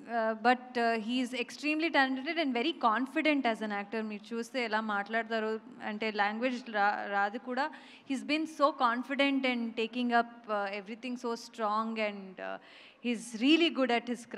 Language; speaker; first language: Telugu; non-native, local second language; Kannada